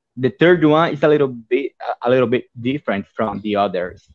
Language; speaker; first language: English; non-native, fluent; Portuguese